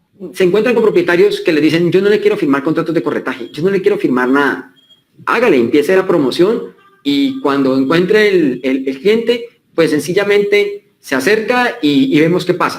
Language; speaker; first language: Spanish; native; Spanish